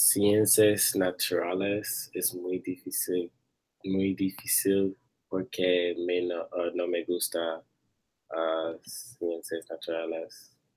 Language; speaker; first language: Spanish; non-native, learner; English